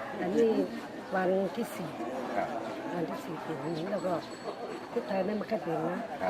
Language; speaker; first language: Thai; non-native, learner; Shan